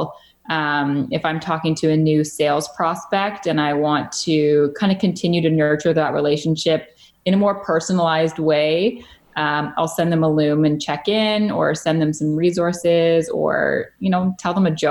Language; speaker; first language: English; native; English